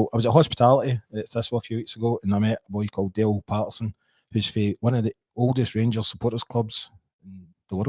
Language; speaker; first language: English; native; English